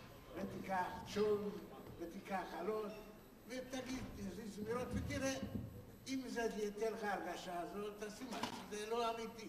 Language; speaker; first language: Hebrew; non-native, fluent; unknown